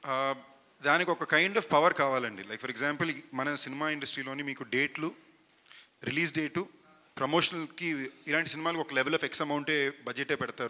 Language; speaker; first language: Telugu; native; Telugu